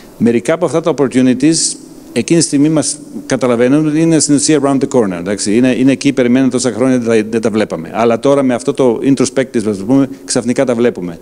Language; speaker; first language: Greek; non-native, fluent; German